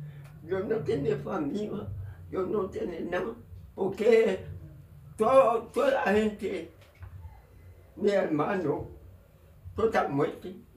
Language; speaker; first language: Spanish; non-native, learner; Haitian Creole